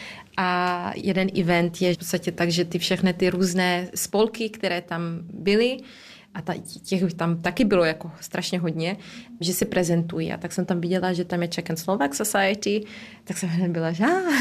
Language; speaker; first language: Czech; early bilingual, heritage; Czech